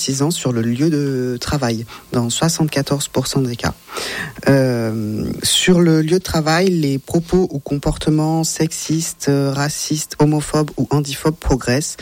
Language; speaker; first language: French; native; French